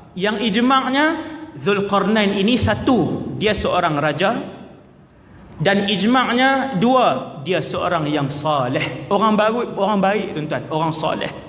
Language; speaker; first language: Malay; native; Malay